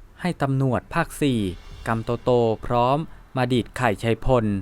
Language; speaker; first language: Thai; native; Thai